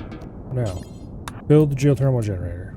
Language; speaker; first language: English; native; English